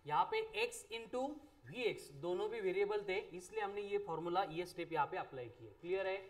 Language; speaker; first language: Hindi; non-native, local second language; Marathi